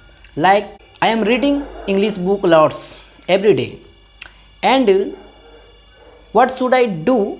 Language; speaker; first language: English; non-native, learner; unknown